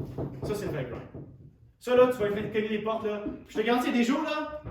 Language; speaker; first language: French; native; French